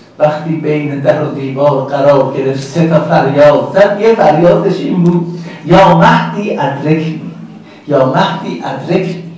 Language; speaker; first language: Persian; native; Persian